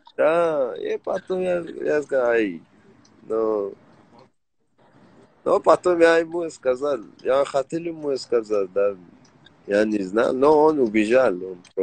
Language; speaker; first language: Russian; non-native, learner; Persian